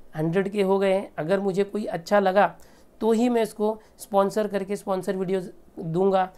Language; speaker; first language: Hindi; native; Hindi